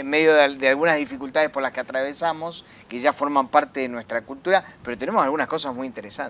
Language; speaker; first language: Spanish; native; Spanish